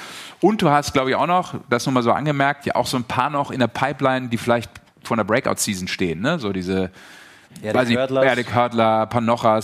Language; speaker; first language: German; native; German